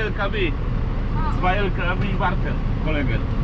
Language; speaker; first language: German; non-native, learner; Polish